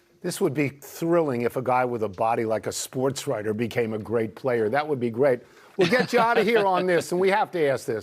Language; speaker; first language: English; native; English